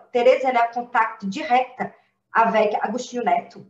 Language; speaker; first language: French; non-native, fluent; Portuguese